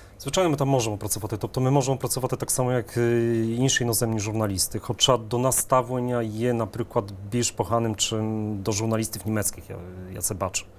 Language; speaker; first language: Ukrainian; early bilingual, heritage; Ukrainian